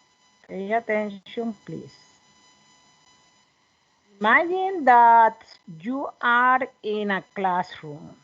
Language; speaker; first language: English; non-native, learner; Spanish